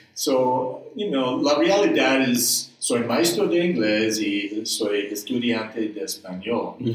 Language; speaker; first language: Spanish; non-native, learner; English